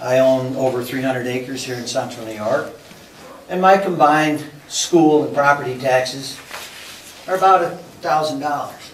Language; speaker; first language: English; native; English